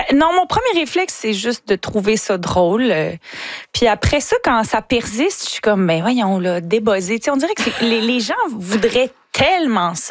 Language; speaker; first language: French; native; French